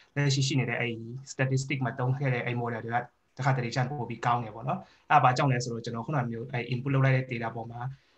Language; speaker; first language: Burmese; non-native, local second language; Shan